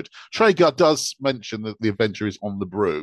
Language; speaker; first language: English; native; English